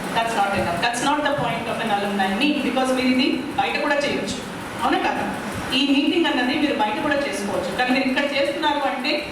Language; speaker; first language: Telugu; non-native, local second language; Kannada